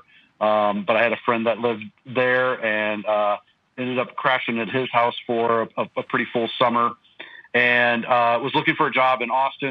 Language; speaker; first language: English; native; English